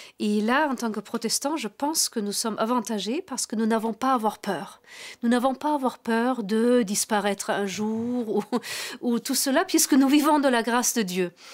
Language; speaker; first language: French; non-native, fluent; German